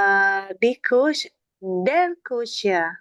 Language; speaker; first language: German; non-native, learner; Indonesian